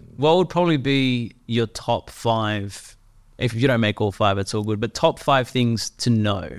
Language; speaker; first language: English; native; English